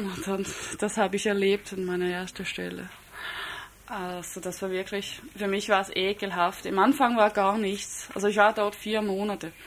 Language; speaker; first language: German; non-native, fluent; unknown